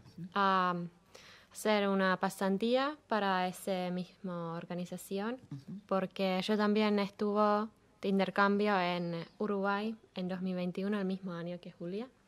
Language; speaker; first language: Spanish; non-native, fluent; Finnish